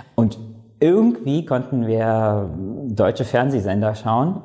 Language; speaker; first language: German; non-native, fluent; Latvian